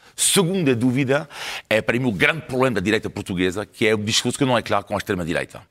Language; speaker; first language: Portuguese; non-native, fluent; French